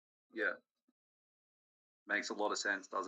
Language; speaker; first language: English; native; English